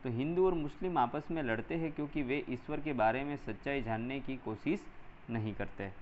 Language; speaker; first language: Hindi; non-native, local second language; Gujarati